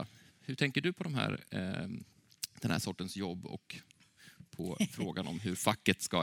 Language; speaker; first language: Swedish; native; Swedish